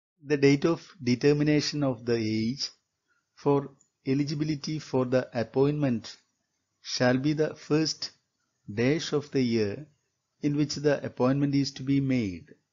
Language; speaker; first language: English; non-native, local second language; Malayalam